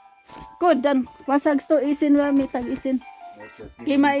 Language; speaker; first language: German; non-native, learner; Filipino